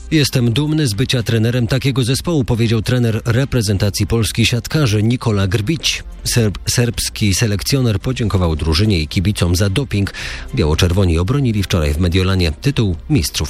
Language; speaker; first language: Polish; native; Polish